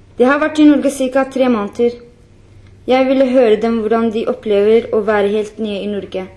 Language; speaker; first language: Norwegian; non-native, fluent; Kurdish